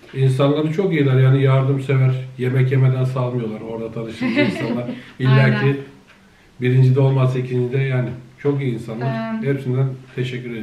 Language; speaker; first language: Turkish; native; Turkish